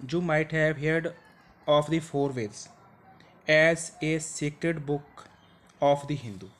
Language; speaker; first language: English; non-native, local second language; Punjabi